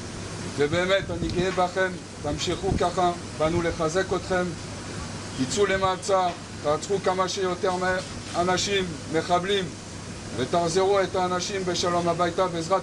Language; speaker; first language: Hebrew; non-native, fluent; French